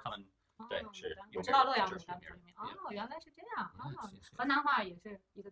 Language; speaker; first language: Chinese; native; Chinese